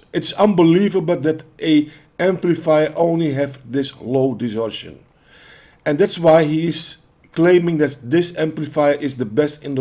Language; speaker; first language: English; non-native, fluent; Dutch